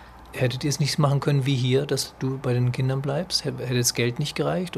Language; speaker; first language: German; native; German